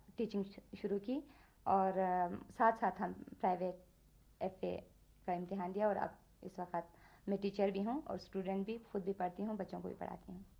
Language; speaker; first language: Urdu; non-native, local second language; Balti